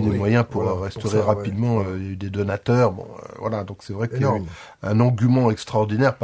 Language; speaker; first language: French; native; French